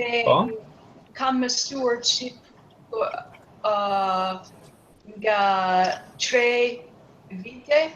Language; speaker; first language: Albanian; non-native, learner; English